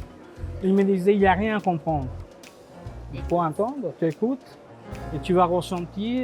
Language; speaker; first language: French; non-native, fluent; Spanish